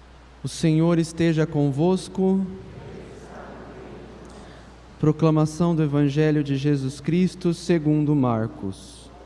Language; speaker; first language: Portuguese; native; Portuguese